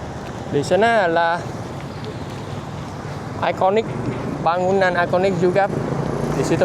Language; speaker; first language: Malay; non-native, fluent; Vietnamese